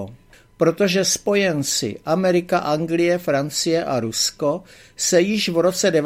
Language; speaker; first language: Czech; native; Czech